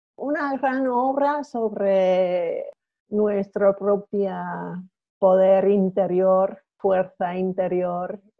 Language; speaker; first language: Spanish; non-native, fluent; English